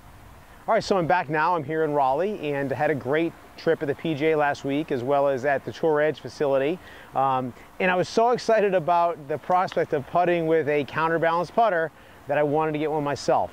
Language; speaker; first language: English; native; English